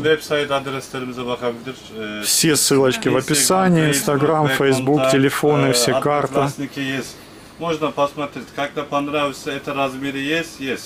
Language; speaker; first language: Russian; non-native, learner; Turkish